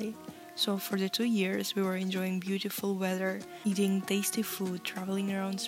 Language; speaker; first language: English; non-native, fluent; Russian